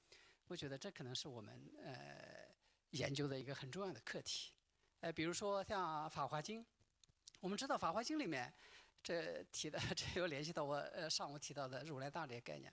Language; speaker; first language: Chinese; native; Chinese